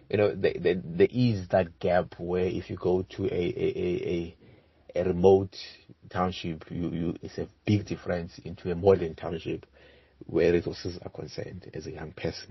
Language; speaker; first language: English; non-native, local second language; Xhosa